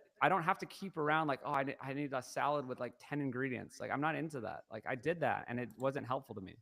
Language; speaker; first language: English; native; English